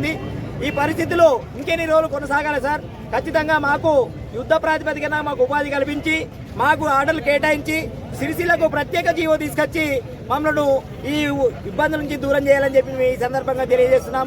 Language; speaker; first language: Telugu; native; Telugu